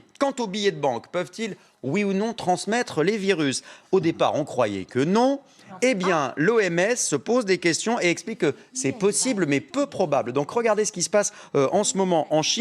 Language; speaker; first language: French; native; French